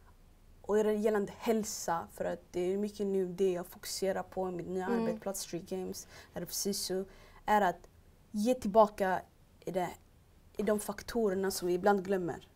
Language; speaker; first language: Swedish; early bilingual, other home language; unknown